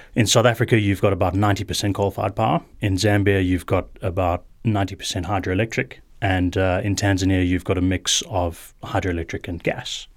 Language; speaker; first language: English; native; English